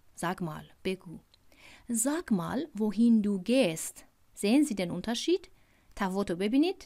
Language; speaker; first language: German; non-native, fluent; Persian